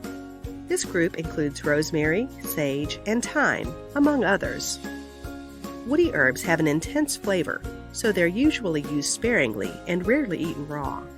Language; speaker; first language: English; native; English